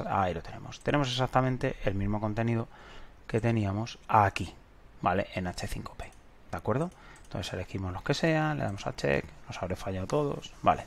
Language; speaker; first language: Spanish; native; Spanish